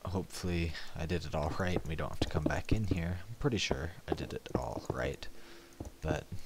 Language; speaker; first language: English; native; English